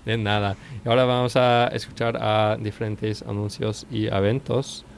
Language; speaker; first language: Spanish; non-native, learner; English